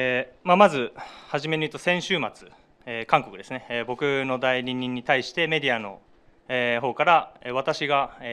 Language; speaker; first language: Japanese; native; Japanese